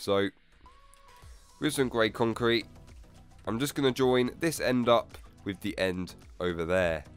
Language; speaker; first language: English; native; English